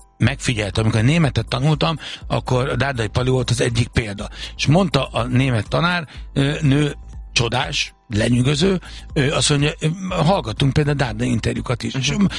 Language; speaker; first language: Hungarian; native; Hungarian